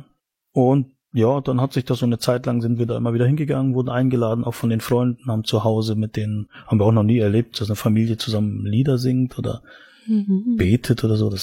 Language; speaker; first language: German; native; German